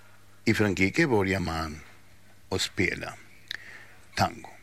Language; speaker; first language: Swedish; non-native, fluent; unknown